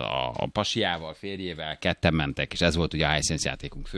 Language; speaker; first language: Hungarian; native; Hungarian